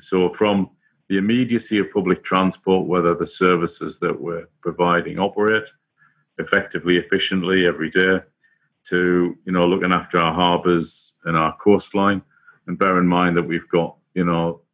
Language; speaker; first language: English; native; English